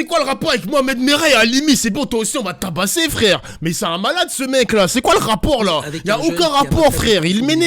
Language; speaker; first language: French; native; French